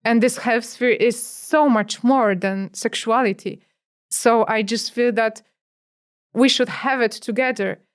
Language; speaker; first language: English; non-native, fluent; Polish